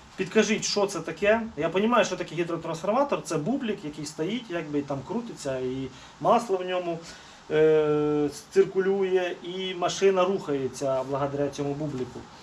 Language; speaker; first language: Ukrainian; non-native, local second language; Russian